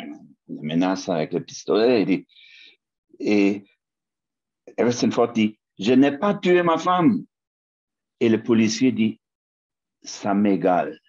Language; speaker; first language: French; non-native, fluent; German